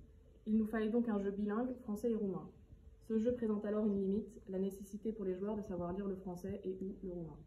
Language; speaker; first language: French; native; French